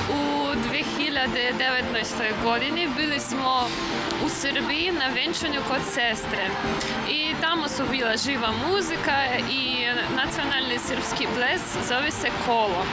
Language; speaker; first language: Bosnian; early bilingual, heritage; Russian